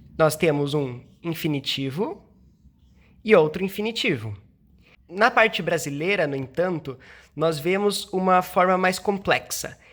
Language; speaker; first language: Portuguese; native; Portuguese